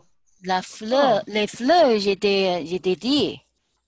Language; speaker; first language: French; non-native, learner; Chinese